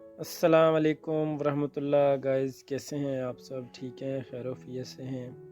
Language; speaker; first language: Urdu; non-native, local second language; Punjabi